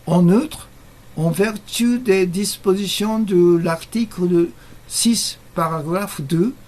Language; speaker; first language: French; non-native, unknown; Japanese